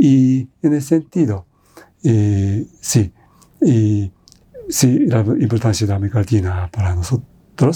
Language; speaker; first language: Spanish; non-native, fluent; Japanese